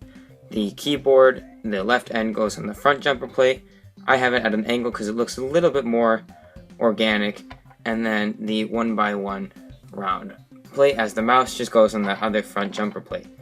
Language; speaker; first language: English; native; English